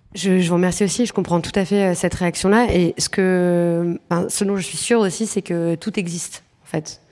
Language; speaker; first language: French; native; French